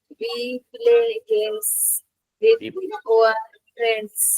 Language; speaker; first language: English; non-native, learner; Hindi